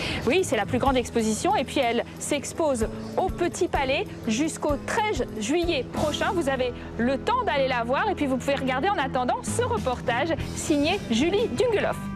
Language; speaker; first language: French; native; French